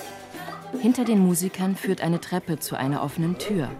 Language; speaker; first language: German; native; German